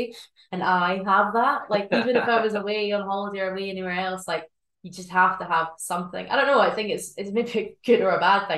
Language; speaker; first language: English; native; English